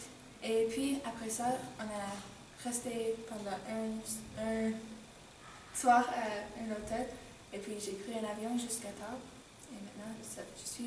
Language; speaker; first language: French; non-native, learner; English